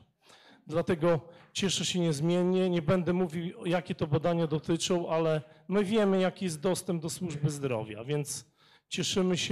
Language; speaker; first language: Polish; native; Polish